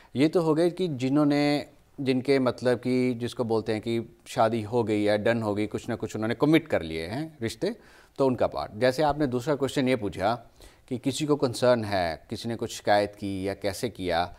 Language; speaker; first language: Hindi; native; Hindi